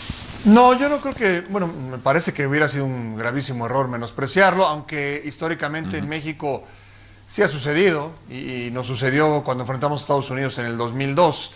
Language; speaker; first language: Spanish; native; Spanish